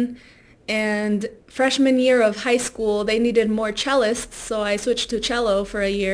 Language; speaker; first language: English; early bilingual, other home language; Spanish